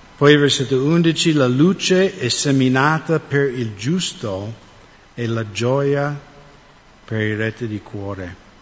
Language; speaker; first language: Italian; non-native, fluent; English